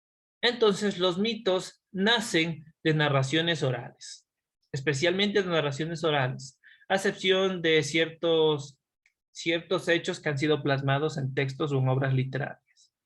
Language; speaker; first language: Spanish; native; Spanish